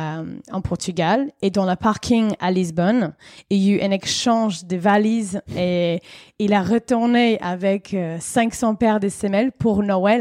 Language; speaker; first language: French; non-native, fluent; English